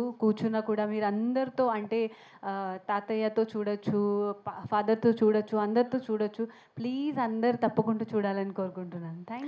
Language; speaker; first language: Telugu; non-native, learner; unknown